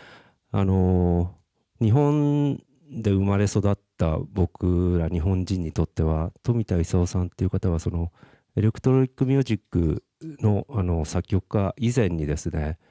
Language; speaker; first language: Japanese; native; Japanese